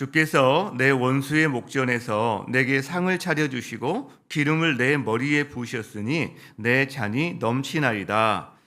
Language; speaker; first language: Korean; native; Korean